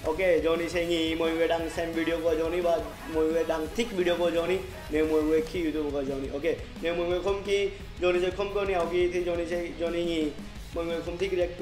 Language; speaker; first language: Vietnamese; non-native, learner; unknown